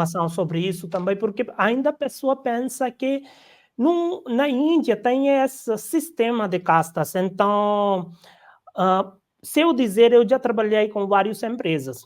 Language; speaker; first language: Portuguese; non-native, learner; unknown